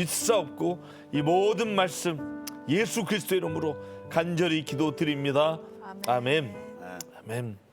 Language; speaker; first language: Korean; native; Korean